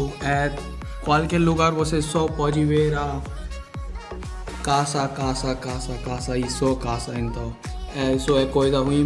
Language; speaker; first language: Portuguese; non-native, learner; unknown